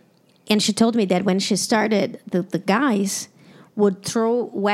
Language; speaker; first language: English; non-native, fluent; Portuguese